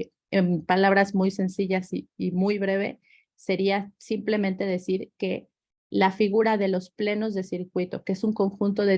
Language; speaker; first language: Spanish; native; Spanish